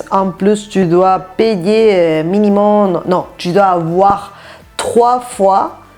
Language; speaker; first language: French; non-native, fluent; Spanish